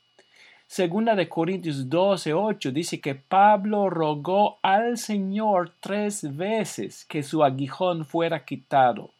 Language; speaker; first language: Spanish; non-native, fluent; English